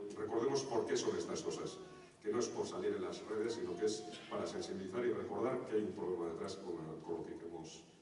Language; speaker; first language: Spanish; non-native, local second language; Basque